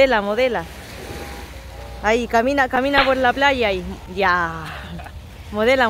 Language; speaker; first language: Spanish; native; Spanish